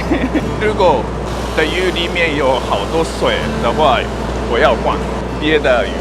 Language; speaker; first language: Chinese; non-native, learner; Japanese